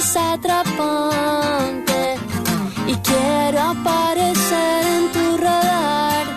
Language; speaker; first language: Spanish; native; Spanish